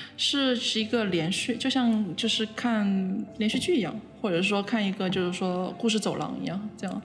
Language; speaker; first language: Chinese; native; Chinese